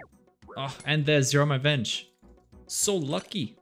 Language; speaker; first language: English; native; English